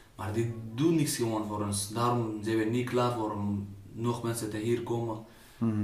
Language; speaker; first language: Dutch; non-native, learner; Pashto